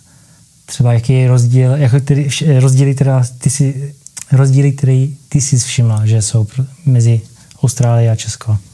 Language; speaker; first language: Czech; early bilingual, heritage; Czech